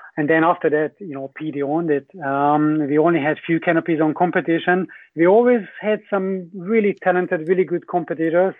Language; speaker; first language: English; non-native, fluent; Hungarian